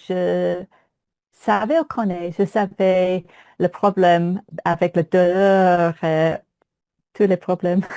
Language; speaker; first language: French; non-native, learner; English